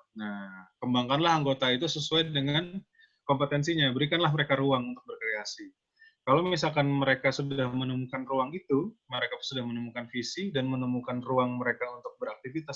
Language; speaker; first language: Indonesian; native; Indonesian